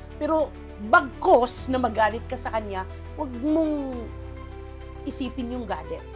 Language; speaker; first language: Filipino; non-native, local second language; Cebuano